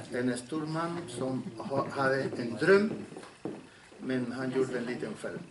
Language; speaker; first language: Swedish; non-native, learner; Spanish